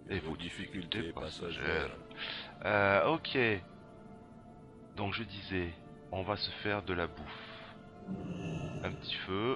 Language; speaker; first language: French; native; French